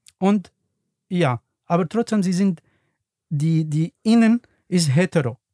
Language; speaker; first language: German; non-native, learner; Arabic